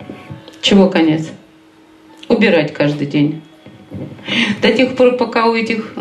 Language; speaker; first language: Russian; native; Russian